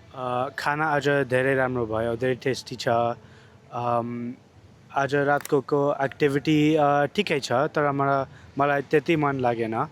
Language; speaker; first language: Nepali; early bilingual, heritage; Nepali